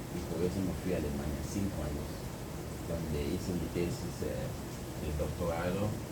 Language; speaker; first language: Spanish; non-native, fluent; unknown